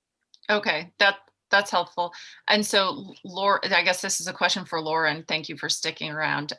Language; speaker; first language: English; native; English